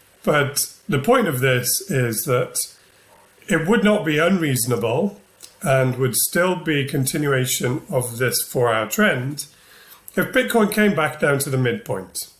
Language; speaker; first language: English; native; English